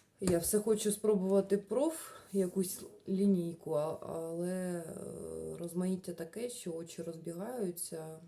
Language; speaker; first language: Ukrainian; non-native, local second language; Russian